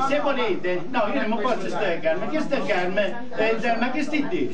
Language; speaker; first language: Italian; native; Italian